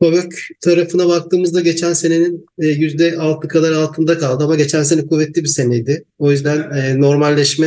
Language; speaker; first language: Turkish; native; Turkish